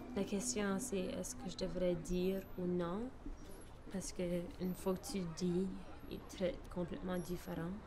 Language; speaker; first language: French; early bilingual, heritage; French